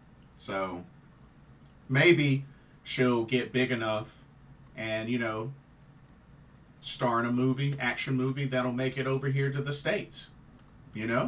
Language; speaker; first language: English; native; English